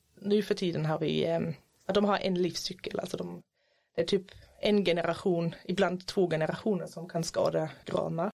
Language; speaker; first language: Swedish; non-native, fluent; German